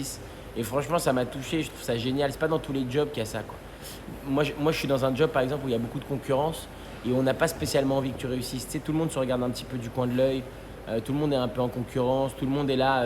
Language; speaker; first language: French; native; French